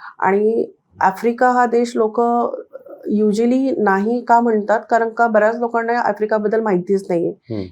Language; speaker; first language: Marathi; native; Marathi